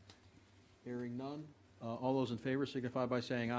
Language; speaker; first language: English; native; English